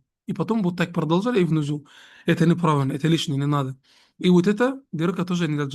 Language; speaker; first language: Russian; non-native, fluent; Arabic